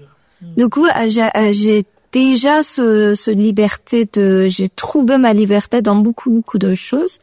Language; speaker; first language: French; non-native, learner; Persian